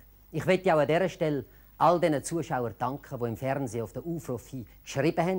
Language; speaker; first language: German; native; German